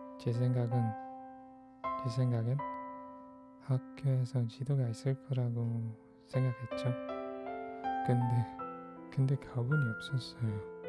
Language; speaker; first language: Korean; non-native, fluent; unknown